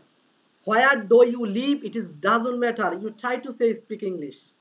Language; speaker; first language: English; non-native, local second language; Bangla